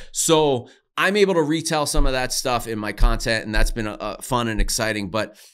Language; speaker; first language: English; native; English